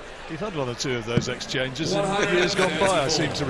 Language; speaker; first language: English; native; English